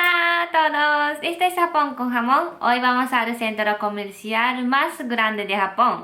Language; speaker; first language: Spanish; non-native, fluent; Japanese